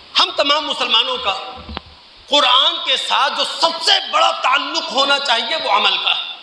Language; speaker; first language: Urdu; native; Urdu